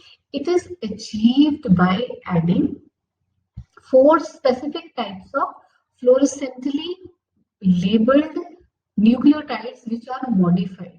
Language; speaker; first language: English; non-native, local second language; Hindi